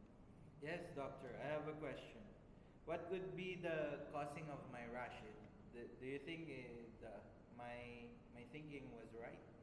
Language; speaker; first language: English; non-native, fluent; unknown